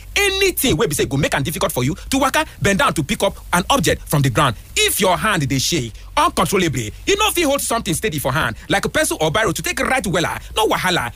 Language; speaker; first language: Nigerian Pidgin; native; Nigerian Pidgin